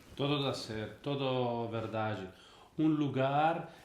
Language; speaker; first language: Portuguese; non-native, learner; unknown